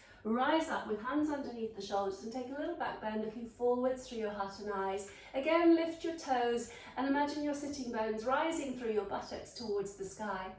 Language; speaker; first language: English; native; English